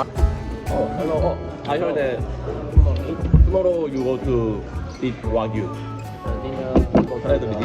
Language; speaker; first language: English; non-native, learner; Korean